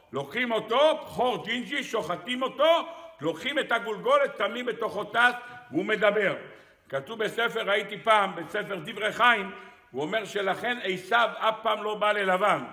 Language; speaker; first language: Hebrew; native; Hebrew